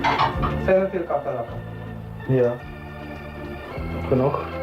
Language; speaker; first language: Dutch; early bilingual, other home language; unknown